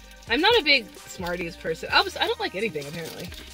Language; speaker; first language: English; native; English